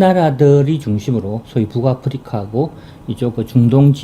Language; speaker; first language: Korean; native; Korean